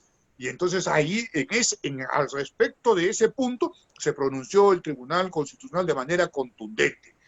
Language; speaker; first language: Spanish; native; Spanish